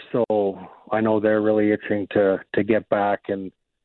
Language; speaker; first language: English; native; English